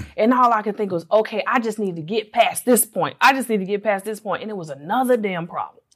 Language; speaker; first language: English; native; English